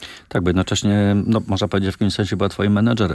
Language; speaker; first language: Polish; native; Polish